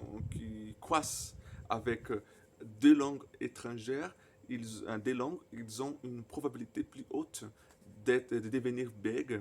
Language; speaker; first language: French; non-native, fluent; Portuguese